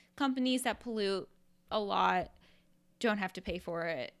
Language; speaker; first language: English; native; English